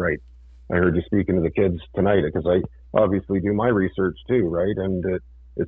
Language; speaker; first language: English; native; English